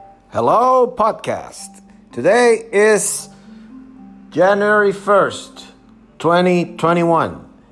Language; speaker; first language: English; non-native, fluent; Spanish